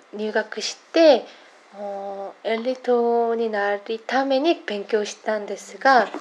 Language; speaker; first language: Japanese; non-native, fluent; Korean